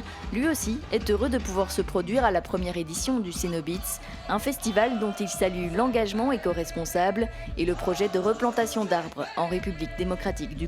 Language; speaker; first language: French; native; French